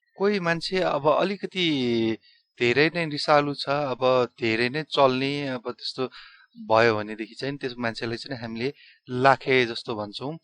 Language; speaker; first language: Nepali; non-native, local second language; Newari